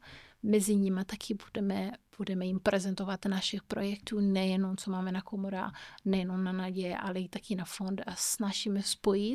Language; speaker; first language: Czech; non-native, fluent; Kabuverdianu